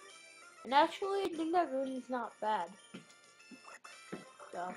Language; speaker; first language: English; native; English